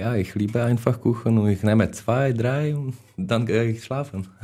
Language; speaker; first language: German; non-native, learner; Czech